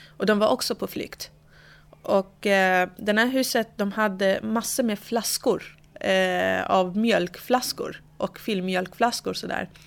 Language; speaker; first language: Swedish; early bilingual, other home language; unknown